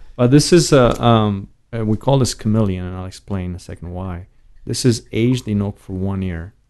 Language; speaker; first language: English; non-native, fluent; Romanian